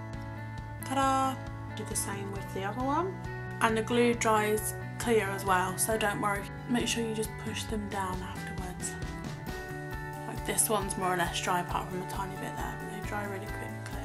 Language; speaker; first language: English; native; English